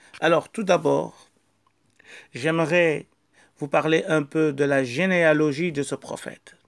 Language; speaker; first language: French; non-native, local second language; Wolof